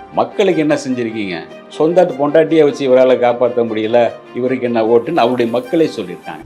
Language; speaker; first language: Tamil; native; Tamil